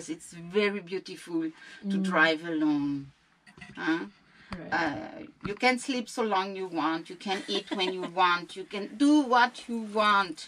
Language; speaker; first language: English; non-native, learner; French